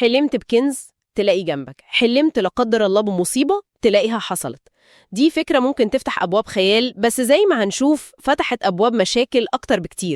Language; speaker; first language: Arabic; native; Arabic